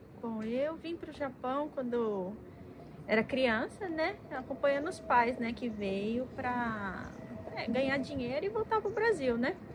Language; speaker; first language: Portuguese; early bilingual, heritage; Portuguese